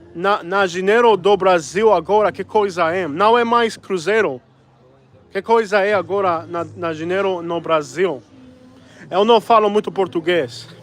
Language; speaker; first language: Portuguese; non-native, learner; Spanish